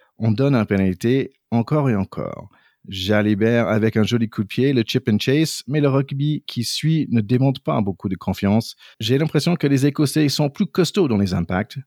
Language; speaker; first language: French; non-native, fluent; English